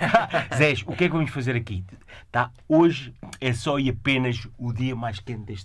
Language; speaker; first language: Portuguese; native; Portuguese